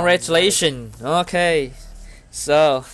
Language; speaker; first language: English; non-native, learner; Vietnamese